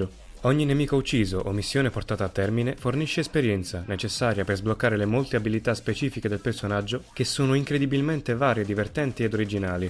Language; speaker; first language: Italian; native; Italian